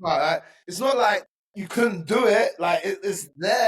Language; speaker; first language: English; native; English